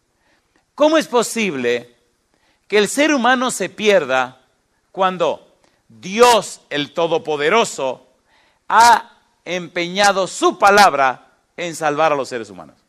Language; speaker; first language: Spanish; native; Spanish